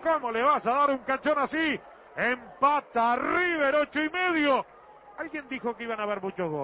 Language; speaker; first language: Spanish; native; Spanish